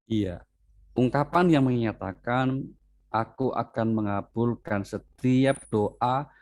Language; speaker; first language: Indonesian; native; Indonesian